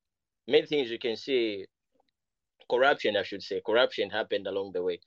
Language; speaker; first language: English; non-native, local second language; Bemba